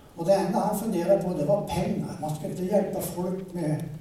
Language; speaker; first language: Swedish; native; Swedish